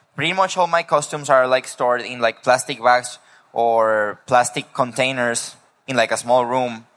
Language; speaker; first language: English; non-native, fluent; Spanish